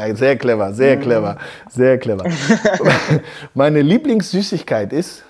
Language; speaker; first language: German; native; German